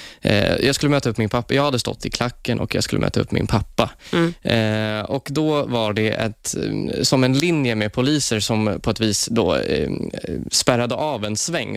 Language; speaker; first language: Swedish; native; Swedish